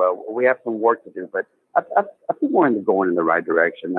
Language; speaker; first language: English; native; English